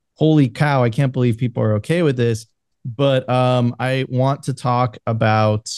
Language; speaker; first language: English; non-native, fluent; Spanish